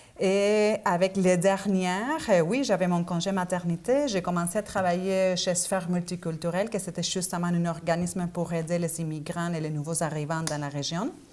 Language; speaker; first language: French; non-native, fluent; Spanish